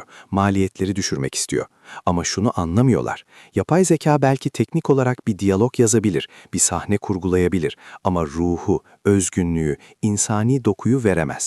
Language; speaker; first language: Turkish; native; Turkish